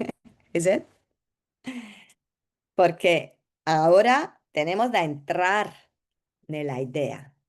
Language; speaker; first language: Spanish; non-native, learner; Italian